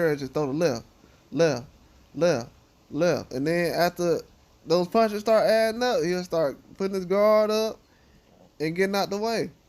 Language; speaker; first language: English; native; English